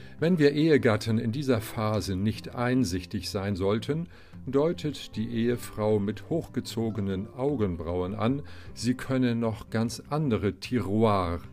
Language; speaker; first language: German; native; German